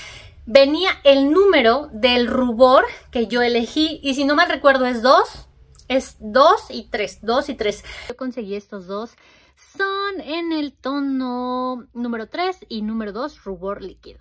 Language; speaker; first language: Spanish; native; Spanish